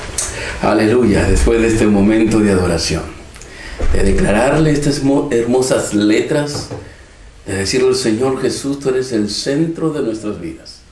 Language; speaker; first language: Spanish; native; Spanish